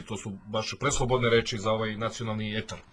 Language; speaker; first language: Serbian; native; Serbian